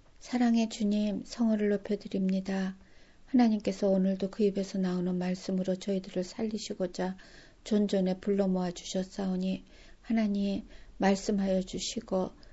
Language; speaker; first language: Korean; native; Korean